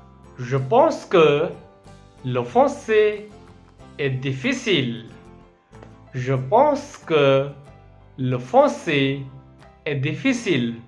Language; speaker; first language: French; non-native, fluent; Hindi